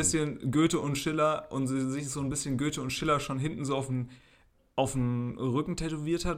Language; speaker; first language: German; native; German